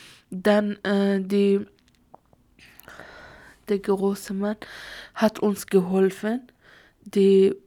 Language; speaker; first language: German; non-native, learner; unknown